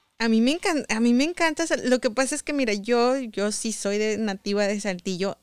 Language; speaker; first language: Spanish; native; Spanish